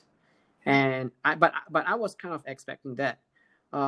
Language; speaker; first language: English; native; English